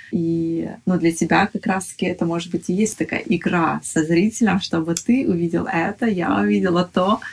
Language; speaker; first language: Russian; native; Russian